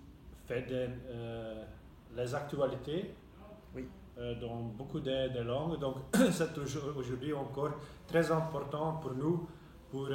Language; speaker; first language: French; non-native, local second language; Dutch